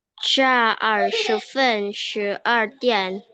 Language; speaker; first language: Chinese; non-native, learner; Indonesian